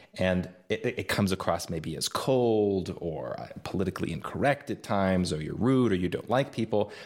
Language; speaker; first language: English; native; English